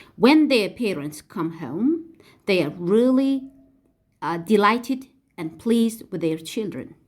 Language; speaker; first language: English; non-native, fluent; Azerbaijani